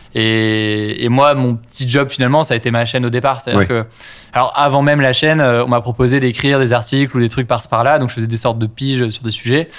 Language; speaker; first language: French; native; French